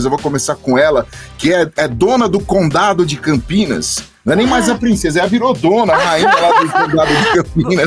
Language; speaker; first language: Portuguese; native; Portuguese